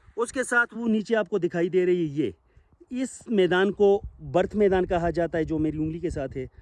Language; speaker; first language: Urdu; non-native, local second language; Pashto